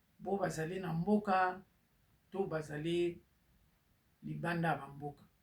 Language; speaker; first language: Lingala; native; Lingala